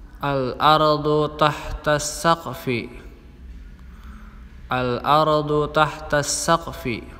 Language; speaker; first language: Arabic; non-native, fluent; Indonesian